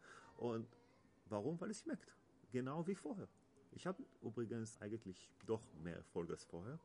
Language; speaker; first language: German; non-native, learner; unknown